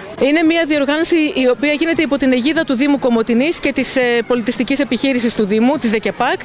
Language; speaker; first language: Greek; native; Greek